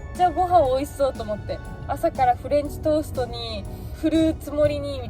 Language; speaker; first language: Japanese; native; Japanese